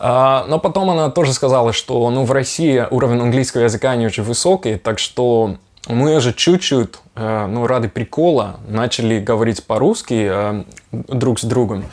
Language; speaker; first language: Russian; non-native, fluent; Dutch